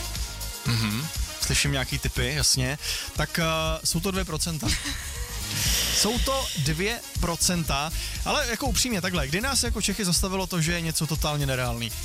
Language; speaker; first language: Czech; native; Czech